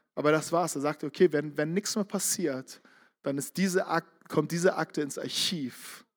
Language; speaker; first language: German; native; German